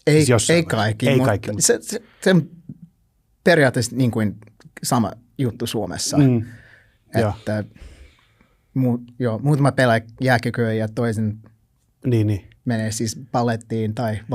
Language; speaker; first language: Finnish; non-native, learner; English